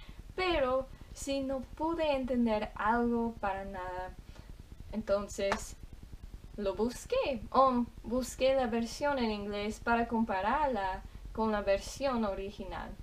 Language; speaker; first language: Spanish; non-native, fluent; English